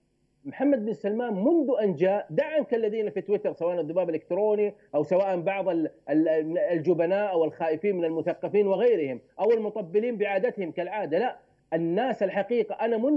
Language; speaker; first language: Arabic; native; Arabic